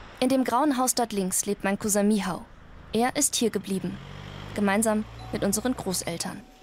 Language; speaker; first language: German; early bilingual, other home language; Polish